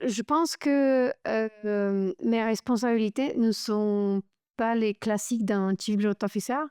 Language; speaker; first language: French; non-native, fluent; Romanian